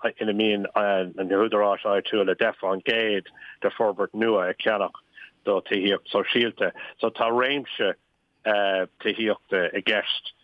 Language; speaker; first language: Irish; non-native, local second language; English